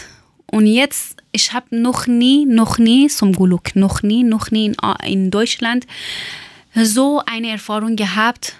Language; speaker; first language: German; non-native, learner; Persian